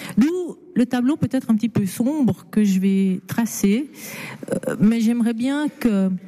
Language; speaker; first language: French; native; French